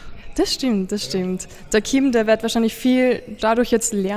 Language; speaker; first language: German; native; German